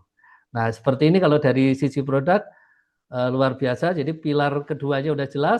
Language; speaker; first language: Indonesian; native; Indonesian